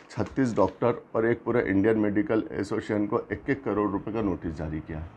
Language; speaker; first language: Hindi; native; Hindi